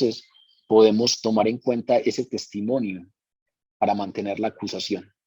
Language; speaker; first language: Spanish; native; Spanish